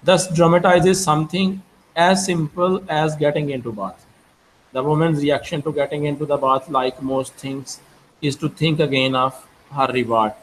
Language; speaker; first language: English; non-native, local second language; Urdu